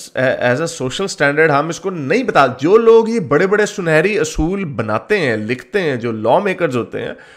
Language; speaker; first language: Urdu; native; Urdu